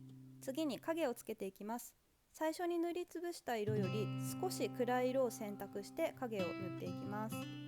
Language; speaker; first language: Japanese; native; Japanese